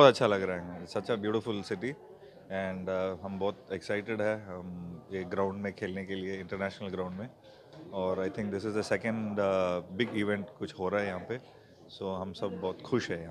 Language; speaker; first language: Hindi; non-native, local second language; Tamil